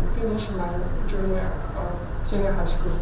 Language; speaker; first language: English; non-native, learner; Chinese